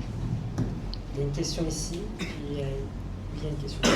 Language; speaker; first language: French; native; French